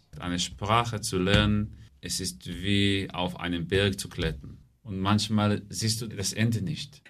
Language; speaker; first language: German; non-native, fluent; Hebrew